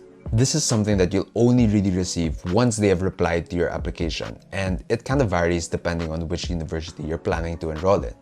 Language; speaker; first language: English; non-native, local second language; Filipino